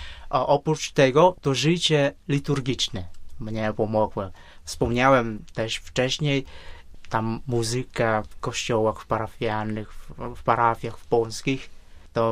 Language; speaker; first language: Polish; non-native, fluent; Vietnamese